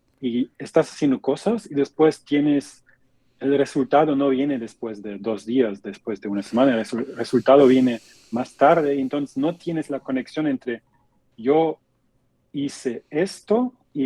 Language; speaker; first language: Spanish; non-native, fluent; German